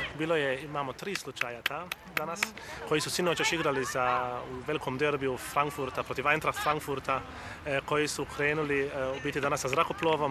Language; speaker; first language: Croatian; early bilingual, heritage; Croatian